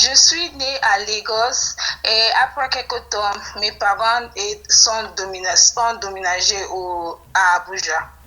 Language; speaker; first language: French; non-native, fluent; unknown